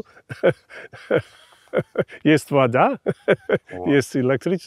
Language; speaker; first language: Russian; non-native, fluent; English